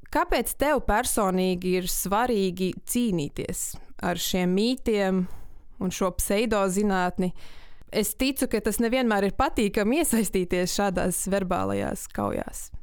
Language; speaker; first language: Latvian; native; Latvian